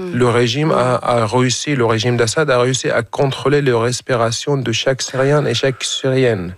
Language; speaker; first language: French; non-native, fluent; Arabic